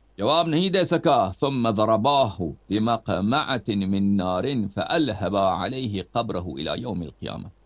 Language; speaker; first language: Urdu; non-native, fluent; Persian